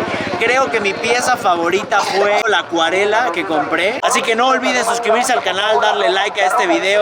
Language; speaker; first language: Spanish; native; Spanish